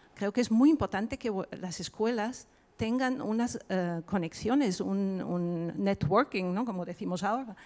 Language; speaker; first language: Spanish; non-native, fluent; German